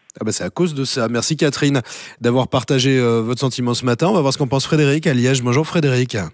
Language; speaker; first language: French; native; French